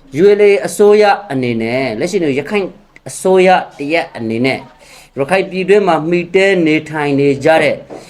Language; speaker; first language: Burmese; non-native, local second language; Rohingya